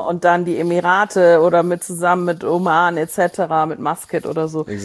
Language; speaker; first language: German; native; German